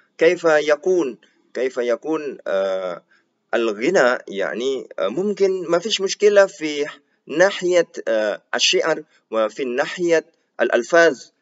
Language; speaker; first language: Arabic; non-native, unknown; Indonesian